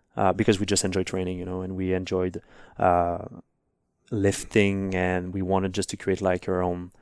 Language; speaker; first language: English; non-native, fluent; French